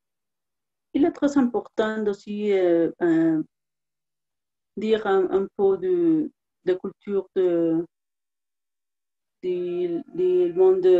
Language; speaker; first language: French; non-native, learner; Spanish